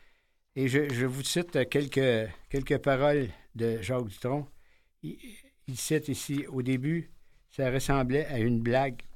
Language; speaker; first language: French; native; French